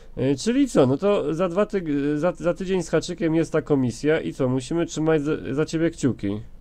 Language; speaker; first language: Polish; native; Polish